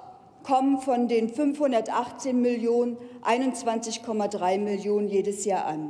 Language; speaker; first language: German; native; German